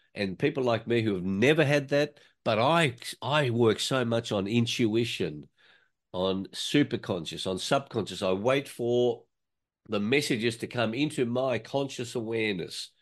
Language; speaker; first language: English; native; English